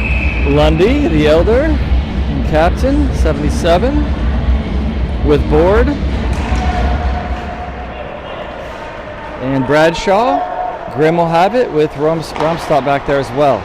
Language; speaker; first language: English; native; English